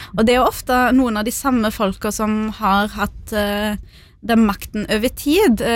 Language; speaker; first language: Norwegian; early bilingual, other home language; Arabic